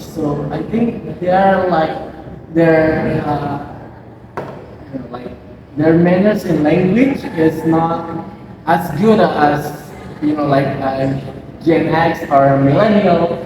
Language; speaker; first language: English; non-native, learner; Indonesian